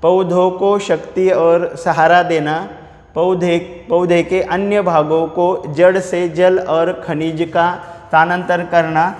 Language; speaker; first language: Hindi; non-native, local second language; Marathi